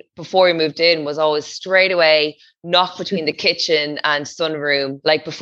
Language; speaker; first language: English; native; English